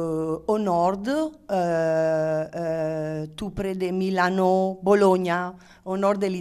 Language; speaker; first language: French; non-native, learner; Italian